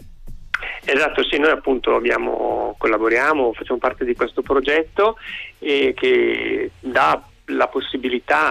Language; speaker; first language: Italian; native; Italian